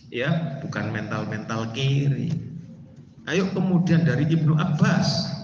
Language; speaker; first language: Indonesian; non-native, local second language; Javanese